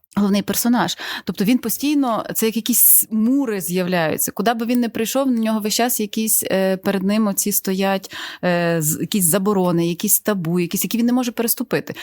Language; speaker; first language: Ukrainian; native; Ukrainian